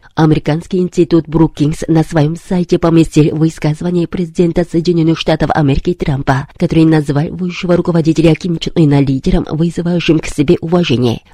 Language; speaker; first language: Russian; non-native, fluent; Korean